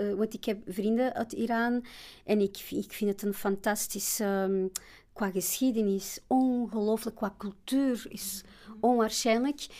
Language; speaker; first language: Dutch; non-native, fluent; Portuguese